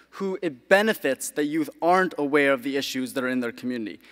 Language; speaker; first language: English; native; English